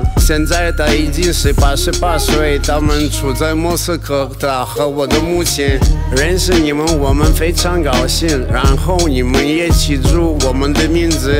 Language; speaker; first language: Chinese; non-native, learner; Russian